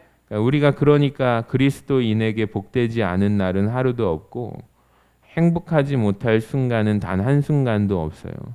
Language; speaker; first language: Korean; native; Korean